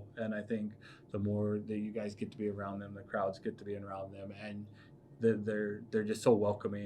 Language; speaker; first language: English; native; English